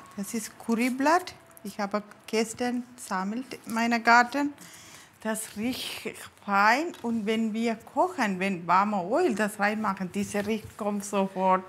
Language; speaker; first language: German; non-native, learner; Tamil